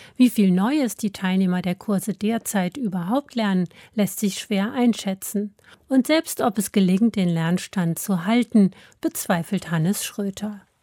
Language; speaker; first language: German; native; German